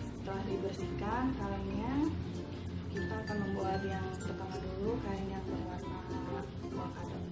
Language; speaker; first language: Indonesian; native; Indonesian